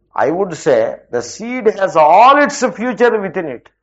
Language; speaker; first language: English; non-native, local second language; Telugu